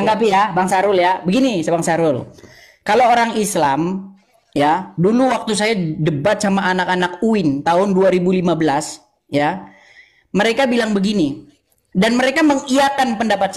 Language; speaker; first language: Indonesian; native; Indonesian